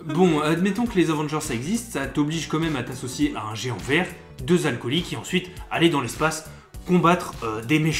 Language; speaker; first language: French; native; French